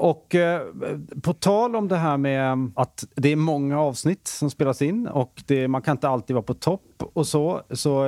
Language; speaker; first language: Swedish; native; Swedish